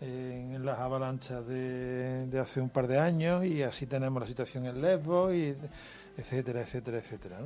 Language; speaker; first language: Spanish; native; Spanish